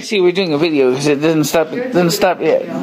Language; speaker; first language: English; native; English